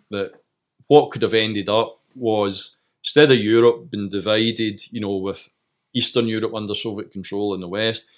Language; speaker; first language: English; native; English